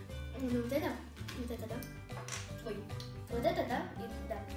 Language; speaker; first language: Russian; native; Russian